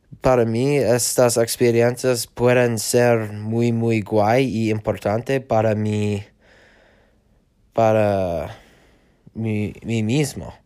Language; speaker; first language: Spanish; non-native, learner; English